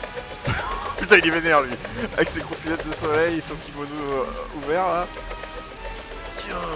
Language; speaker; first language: French; native; French